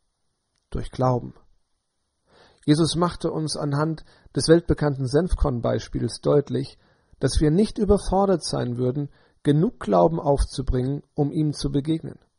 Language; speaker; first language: German; native; German